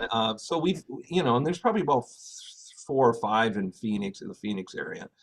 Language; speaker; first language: English; native; English